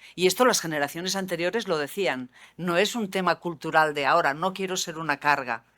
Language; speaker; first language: Spanish; non-native, local second language; Catalan